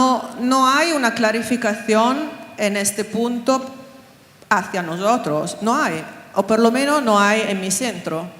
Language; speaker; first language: Spanish; non-native, fluent; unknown